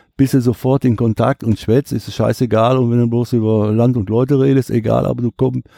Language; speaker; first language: German; native; German